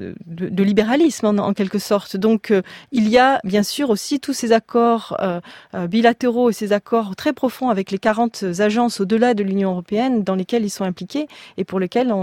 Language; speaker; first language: French; native; French